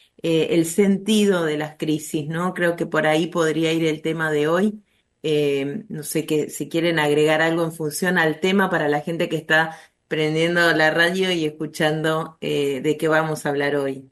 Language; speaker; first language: Spanish; native; Spanish